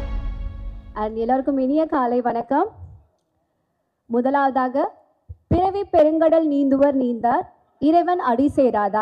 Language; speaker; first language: Tamil; native; Tamil